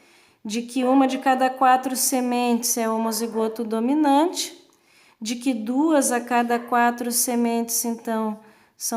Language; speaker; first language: Portuguese; native; Portuguese